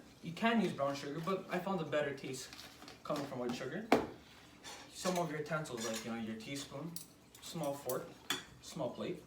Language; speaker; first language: English; native; English